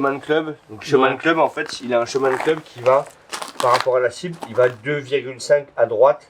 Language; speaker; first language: French; native; French